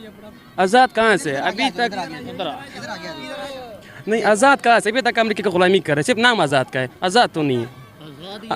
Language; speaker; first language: Hindi; non-native, learner; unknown